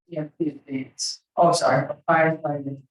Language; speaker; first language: English; native; English